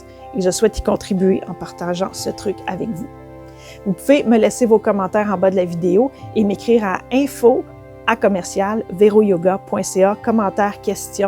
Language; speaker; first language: French; native; French